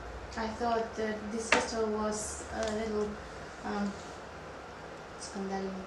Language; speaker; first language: English; non-native, learner; Russian